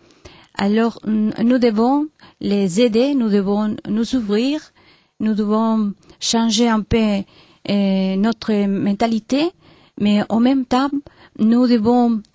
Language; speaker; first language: French; non-native, learner; Spanish